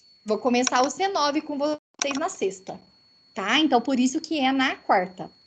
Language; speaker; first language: Portuguese; native; Portuguese